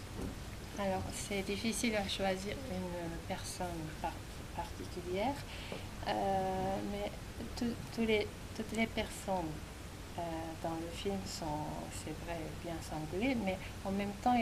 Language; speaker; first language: French; non-native, fluent; Japanese